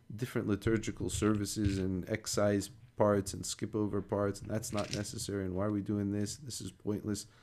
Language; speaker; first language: English; native; English